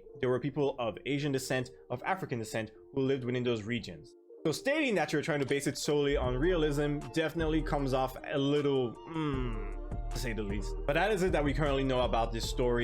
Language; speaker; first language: English; native; English